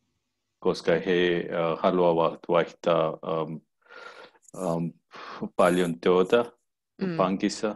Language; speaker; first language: Finnish; non-native, learner; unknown